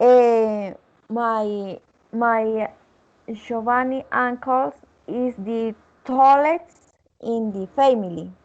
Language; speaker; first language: English; non-native, learner; Spanish